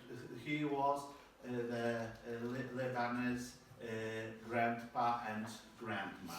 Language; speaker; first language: English; non-native, learner; Polish